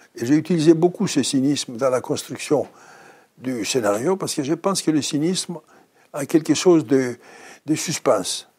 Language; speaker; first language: French; non-native, fluent; Greek